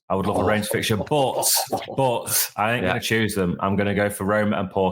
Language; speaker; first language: English; native; English